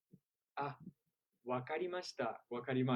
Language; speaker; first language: Japanese; non-native, fluent; English